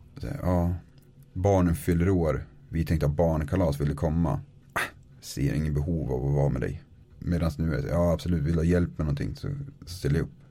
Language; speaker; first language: Swedish; native; Swedish